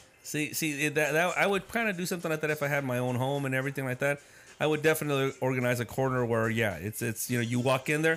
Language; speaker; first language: English; early bilingual, other home language; Spanish